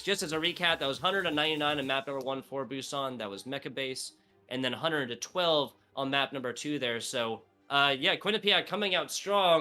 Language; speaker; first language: English; native; English